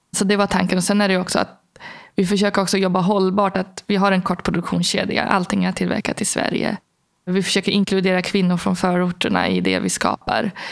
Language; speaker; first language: Swedish; early bilingual, other home language; Arabic